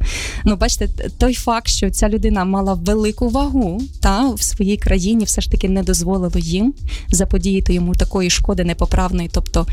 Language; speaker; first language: Ukrainian; native; Ukrainian